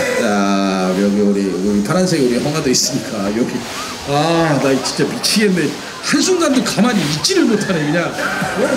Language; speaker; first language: Korean; native; Korean